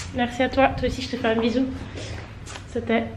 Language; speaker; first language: French; native; French